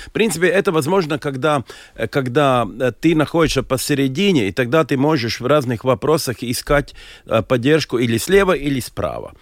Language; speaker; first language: Russian; non-native, local second language; Latvian